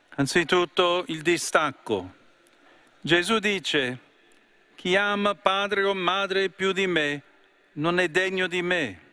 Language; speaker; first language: Italian; non-native, fluent; English